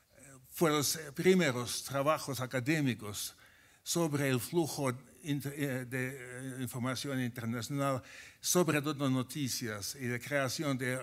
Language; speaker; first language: Spanish; non-native, fluent; Finnish